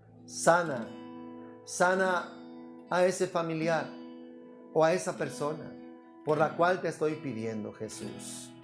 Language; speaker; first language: Spanish; native; Spanish